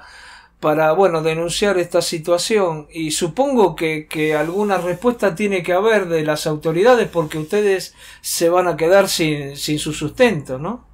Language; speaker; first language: Spanish; native; Spanish